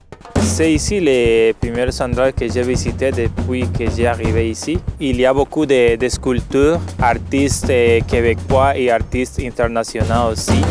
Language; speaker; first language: French; non-native, learner; Spanish